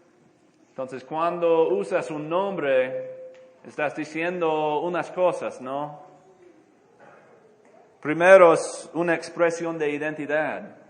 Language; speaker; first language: Spanish; non-native, fluent; English